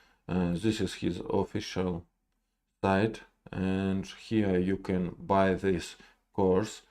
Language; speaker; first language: English; non-native, learner; Russian